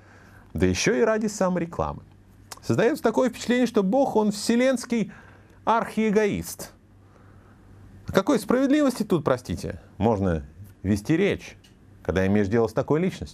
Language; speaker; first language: Russian; native; Russian